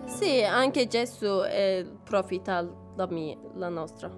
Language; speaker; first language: Italian; non-native, learner; Turkish